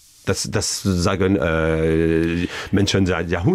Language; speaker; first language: German; non-native, fluent; French